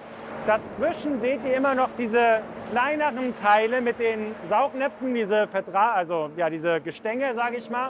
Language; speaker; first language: German; native; German